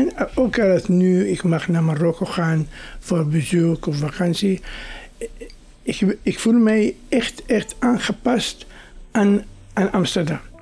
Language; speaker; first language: Dutch; non-native, fluent; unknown